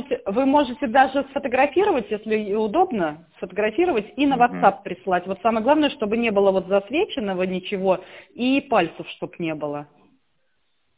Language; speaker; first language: Russian; native; Russian